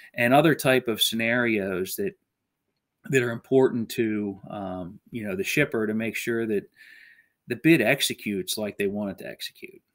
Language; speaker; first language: English; native; English